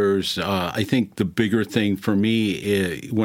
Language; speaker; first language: English; native; English